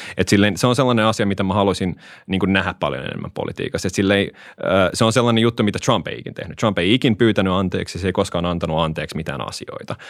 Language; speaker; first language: Finnish; native; Finnish